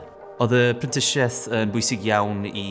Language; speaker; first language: Welsh; native; Welsh